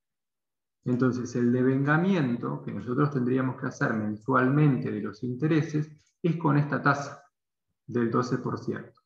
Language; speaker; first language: Spanish; native; Spanish